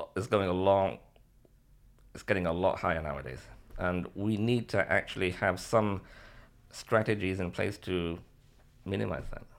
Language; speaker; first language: English; native; English